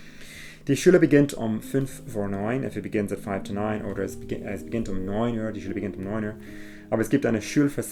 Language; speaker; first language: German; non-native, fluent; English